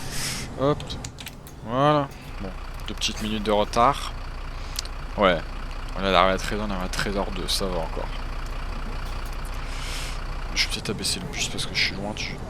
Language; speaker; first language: French; native; French